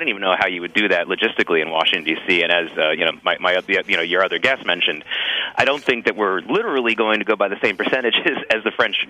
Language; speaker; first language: English; native; English